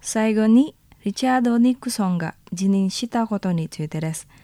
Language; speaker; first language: Japanese; non-native, fluent; Indonesian